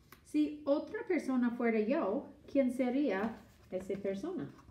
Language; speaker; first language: Spanish; non-native, fluent; English